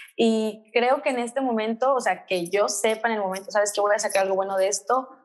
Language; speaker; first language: Spanish; native; Spanish